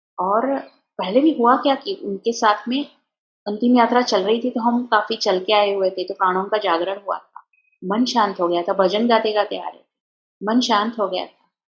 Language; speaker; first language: Hindi; non-native, local second language; Marathi